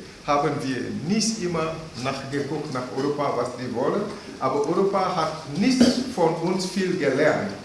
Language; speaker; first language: German; non-native, fluent; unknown